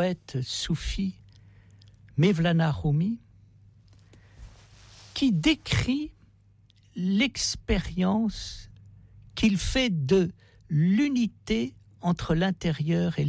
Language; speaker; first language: French; native; French